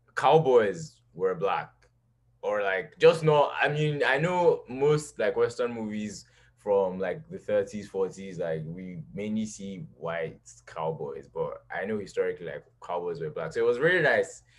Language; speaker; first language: English; non-native, local second language; Yoruba